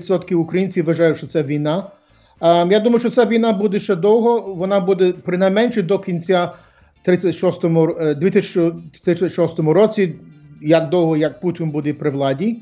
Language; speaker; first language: Ukrainian; early bilingual, heritage; English